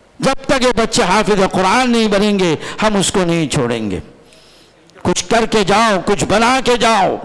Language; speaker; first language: Urdu; non-native, local second language; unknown